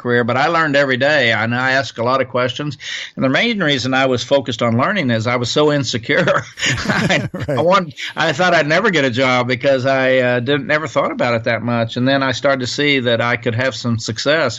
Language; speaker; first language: English; native; English